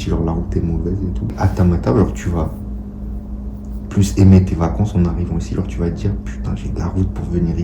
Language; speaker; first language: French; native; French